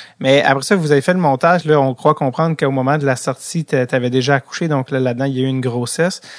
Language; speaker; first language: French; native; French